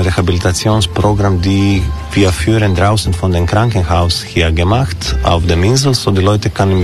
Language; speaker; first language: German; non-native, learner; Croatian